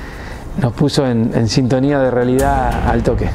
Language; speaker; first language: Spanish; native; Spanish